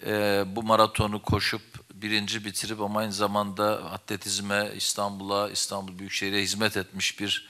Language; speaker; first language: Turkish; native; Turkish